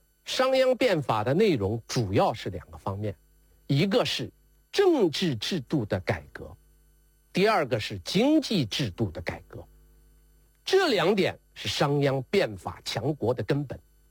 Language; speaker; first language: Chinese; native; Chinese